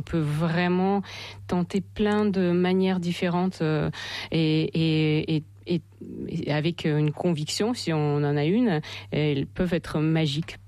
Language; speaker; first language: French; non-native, fluent; Russian